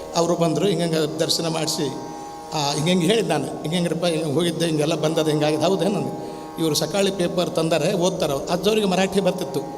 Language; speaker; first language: Kannada; non-native, local second language; Marathi